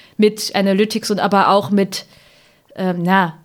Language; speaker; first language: German; native; German